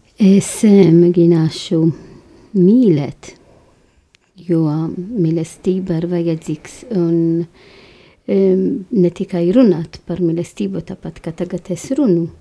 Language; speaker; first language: Latvian; non-native, fluent; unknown